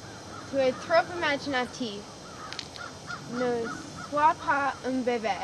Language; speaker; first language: French; non-native, learner; English